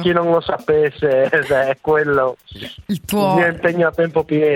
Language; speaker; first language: Italian; native; Italian